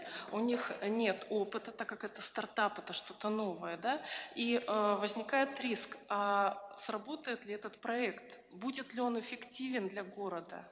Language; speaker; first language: Russian; native; Russian